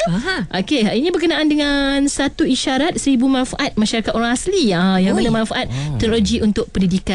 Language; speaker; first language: Malay; native; Malay